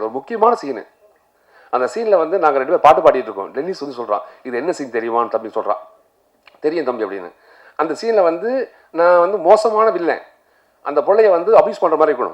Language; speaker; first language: Tamil; native; Tamil